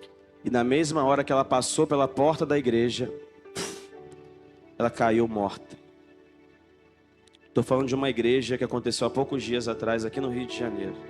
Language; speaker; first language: Portuguese; native; Portuguese